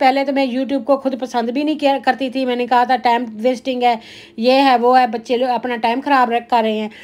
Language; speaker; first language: Urdu; non-native, local second language; Punjabi